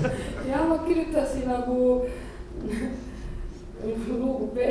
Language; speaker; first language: Estonian; non-native, learner; Croatian